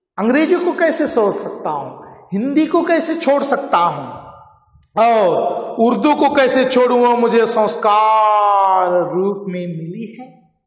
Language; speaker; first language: Hindi; non-native, local second language; Marathi